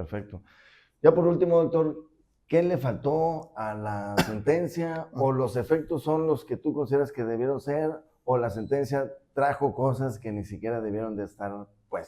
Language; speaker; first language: Spanish; native; Spanish